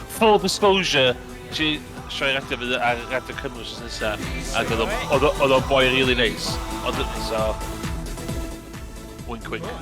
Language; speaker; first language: Welsh; native; Welsh